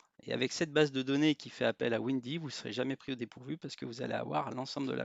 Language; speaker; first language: French; native; French